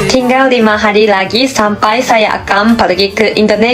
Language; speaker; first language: Indonesian; non-native, learner; Japanese